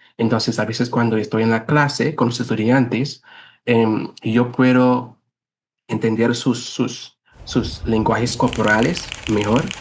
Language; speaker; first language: Spanish; non-native, fluent; English